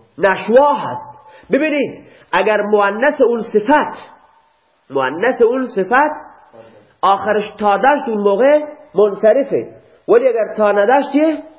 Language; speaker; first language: Persian; non-native, local second language; Baluchi